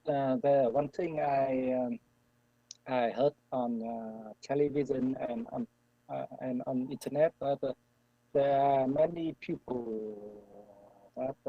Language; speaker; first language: English; non-native, learner; Vietnamese